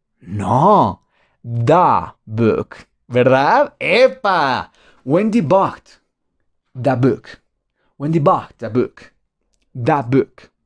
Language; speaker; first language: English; non-native, fluent; Spanish